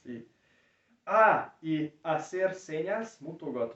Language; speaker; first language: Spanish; non-native, fluent; Hungarian